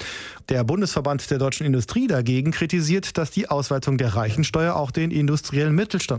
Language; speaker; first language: German; native; German